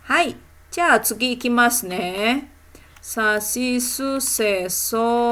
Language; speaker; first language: Japanese; non-native, fluent; Indonesian